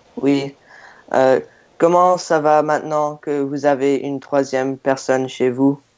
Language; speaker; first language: French; non-native, fluent; English